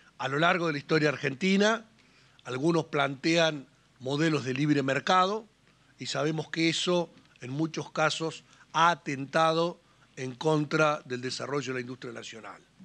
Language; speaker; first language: Spanish; native; Spanish